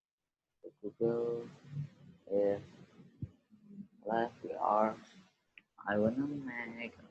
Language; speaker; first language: English; non-native, learner; Indonesian